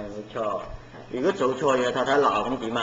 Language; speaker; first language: Cantonese; native; Cantonese